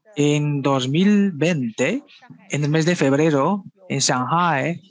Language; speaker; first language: Spanish; non-native, fluent; Chinese